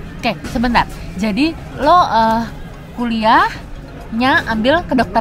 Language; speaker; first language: Indonesian; native; Indonesian